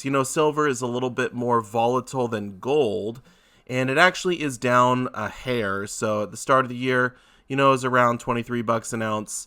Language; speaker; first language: English; native; English